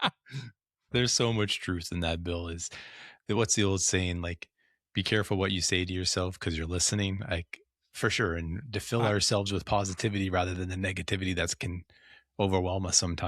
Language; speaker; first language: English; native; English